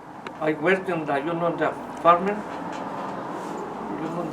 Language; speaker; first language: English; non-native, learner; Spanish